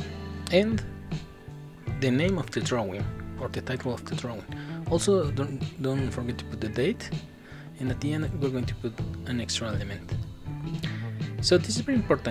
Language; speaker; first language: English; non-native, fluent; Spanish